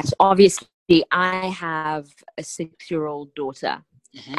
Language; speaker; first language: English; non-native, local second language; Tswana